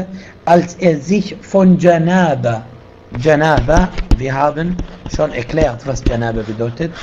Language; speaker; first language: German; non-native, fluent; Arabic